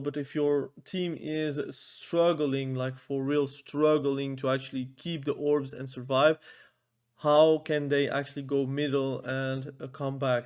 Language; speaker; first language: English; non-native, fluent; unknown